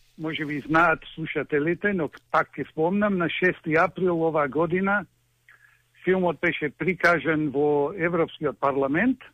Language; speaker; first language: Macedonian; early bilingual, heritage; Macedonian